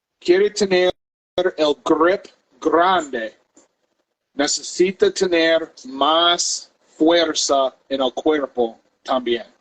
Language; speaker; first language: Spanish; non-native, fluent; English